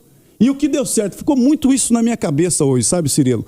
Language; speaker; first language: Portuguese; native; Portuguese